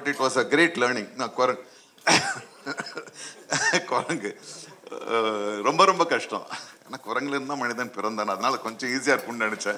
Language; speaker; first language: Tamil; native; Tamil